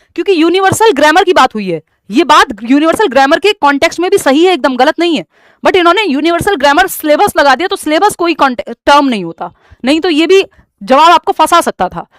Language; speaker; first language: Hindi; native; Hindi